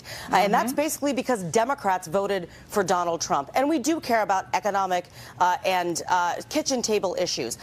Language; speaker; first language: English; native; English